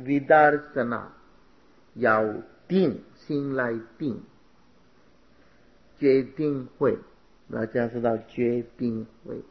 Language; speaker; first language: Chinese; non-native, fluent; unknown